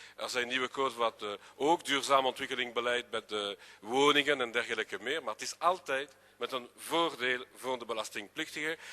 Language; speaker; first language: Dutch; non-native, local second language; French